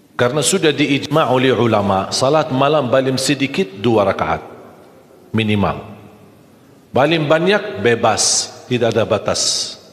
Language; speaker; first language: Malay; non-native, fluent; Arabic